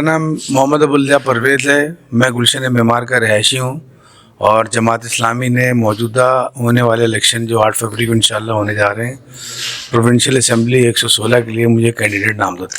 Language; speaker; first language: Urdu; native; Urdu